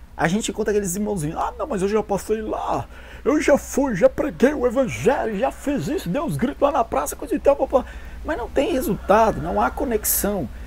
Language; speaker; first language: Portuguese; native; Portuguese